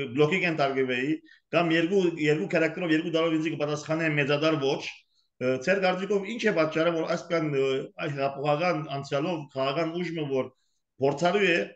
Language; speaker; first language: Armenian; early bilingual, heritage; Armenian